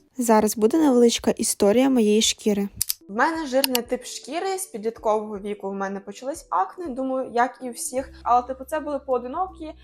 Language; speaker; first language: Ukrainian; non-native, local second language; Russian